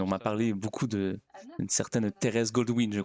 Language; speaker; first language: French; native; French